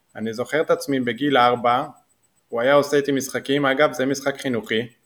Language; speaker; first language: Hebrew; native; Hebrew